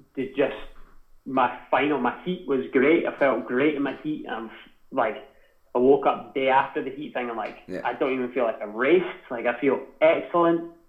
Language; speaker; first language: English; native; English